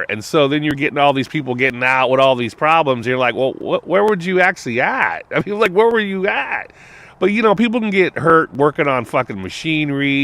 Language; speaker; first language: English; native; English